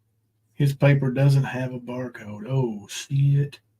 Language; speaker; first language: English; native; English